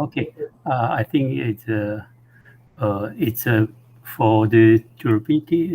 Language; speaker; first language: English; non-native, learner; Chinese